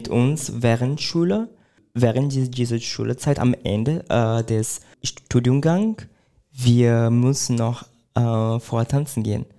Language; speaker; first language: German; non-native, fluent; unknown